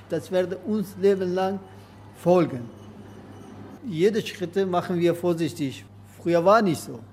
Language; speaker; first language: German; non-native, learner; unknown